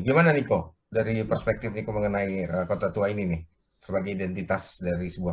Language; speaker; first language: Indonesian; native; Indonesian